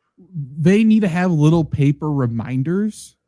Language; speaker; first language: English; native; English